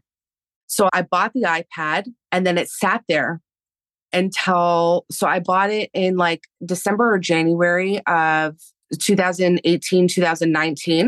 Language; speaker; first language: English; early bilingual, other home language; Spanish